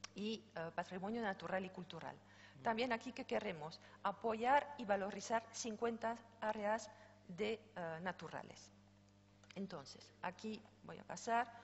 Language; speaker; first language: Spanish; non-native, fluent; French